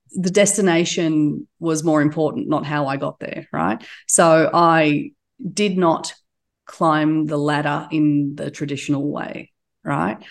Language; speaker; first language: English; native; English